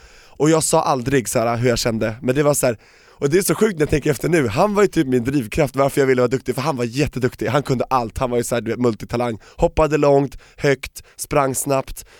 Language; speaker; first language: Swedish; native; Swedish